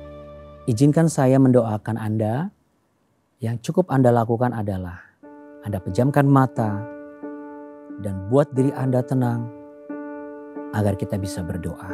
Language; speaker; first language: Indonesian; native; Indonesian